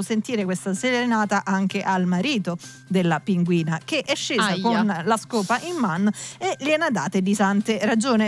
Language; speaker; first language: Italian; native; Italian